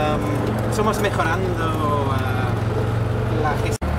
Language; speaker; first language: Spanish; non-native, learner; English